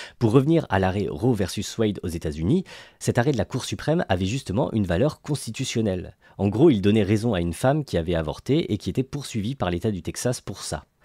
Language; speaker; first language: French; native; French